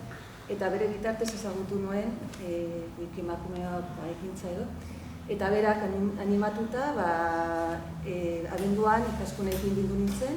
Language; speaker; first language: Basque; non-native, local second language; Spanish